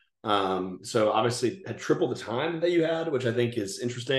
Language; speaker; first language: English; native; English